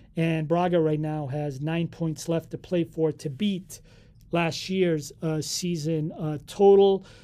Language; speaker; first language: English; early bilingual, other home language; Portuguese